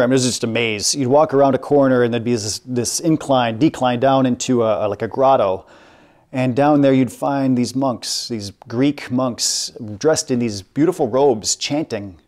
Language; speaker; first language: English; native; English